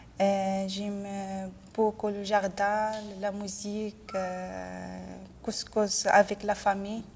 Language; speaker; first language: French; non-native, learner; Arabic